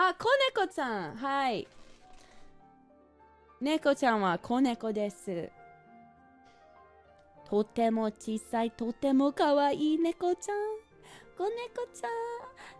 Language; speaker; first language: Japanese; non-native, learner; English